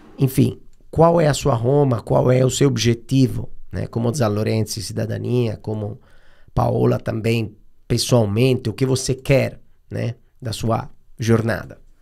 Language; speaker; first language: Portuguese; non-native, fluent; Italian